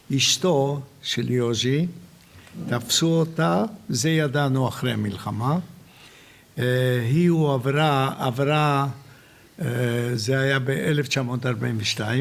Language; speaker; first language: Hebrew; non-native, fluent; Hungarian